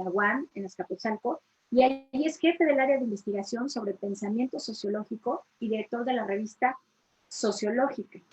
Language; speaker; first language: Spanish; native; Spanish